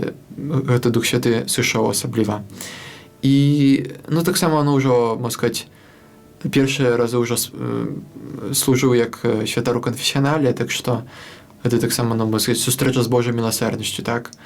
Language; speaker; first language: Belarusian; non-native, local second language; Russian